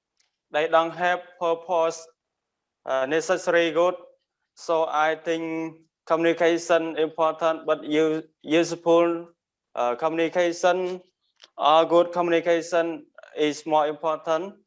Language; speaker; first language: English; non-native, learner; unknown